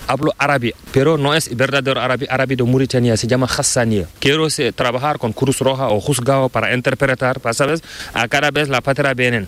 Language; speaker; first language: Spanish; non-native, learner; Fula